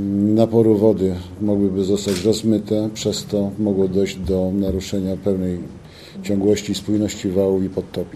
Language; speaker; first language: Polish; native; Polish